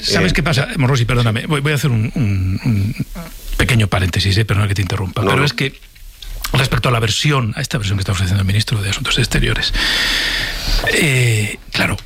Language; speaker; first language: Spanish; native; Spanish